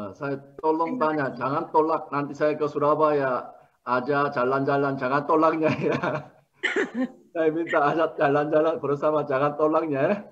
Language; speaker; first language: Indonesian; non-native, learner; Korean